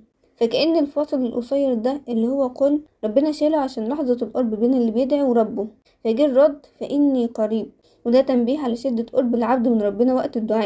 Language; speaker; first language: Arabic; native; Arabic